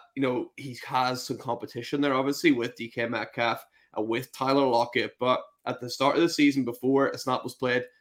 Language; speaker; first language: English; native; English